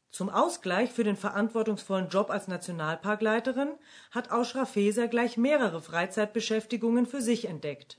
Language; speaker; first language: German; native; German